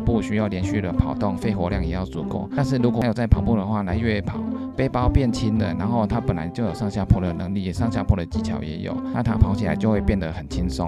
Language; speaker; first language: Chinese; native; Chinese